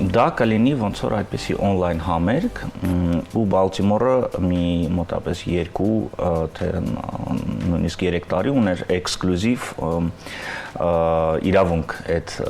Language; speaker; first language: Armenian; early bilingual, heritage; Armenian